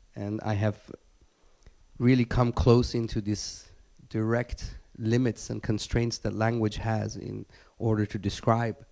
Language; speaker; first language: English; non-native, fluent; Persian